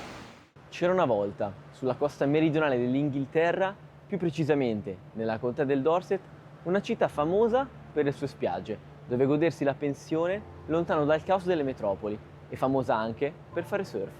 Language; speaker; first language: Italian; native; Italian